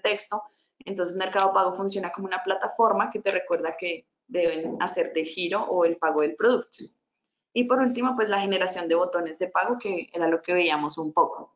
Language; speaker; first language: Spanish; native; Spanish